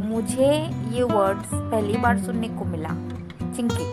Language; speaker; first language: Hindi; non-native, local second language; Bangla